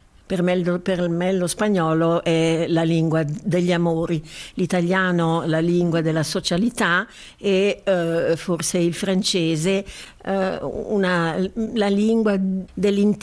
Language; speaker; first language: Italian; native; Italian